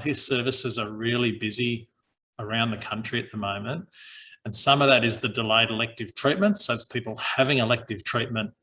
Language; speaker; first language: English; native; English